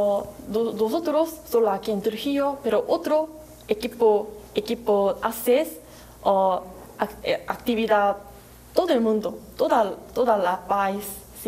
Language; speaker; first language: Spanish; non-native, learner; Korean